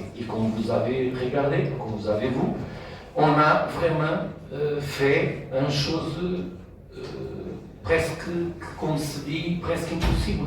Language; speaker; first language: French; non-native, fluent; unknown